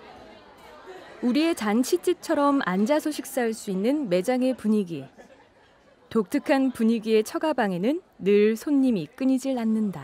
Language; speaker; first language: Korean; native; Korean